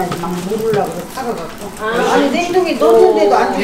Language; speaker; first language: Portuguese; non-native, local second language; Korean